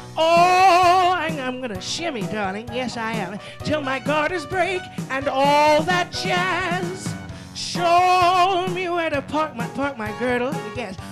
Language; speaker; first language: English; native; English